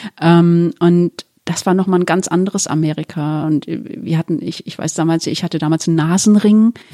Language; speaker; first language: German; early bilingual, other home language; Turkish